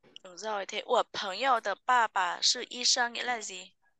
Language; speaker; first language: Chinese; non-native, fluent; Vietnamese